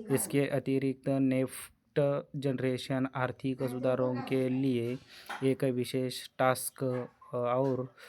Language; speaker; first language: Hindi; non-native, local second language; Marathi